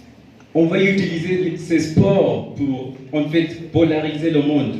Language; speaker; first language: French; non-native, fluent; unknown